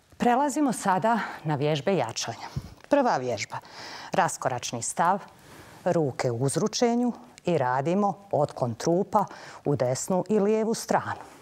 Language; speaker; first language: Serbian; native; Serbian